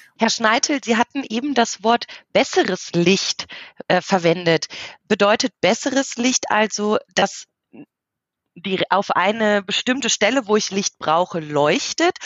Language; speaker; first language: German; native; German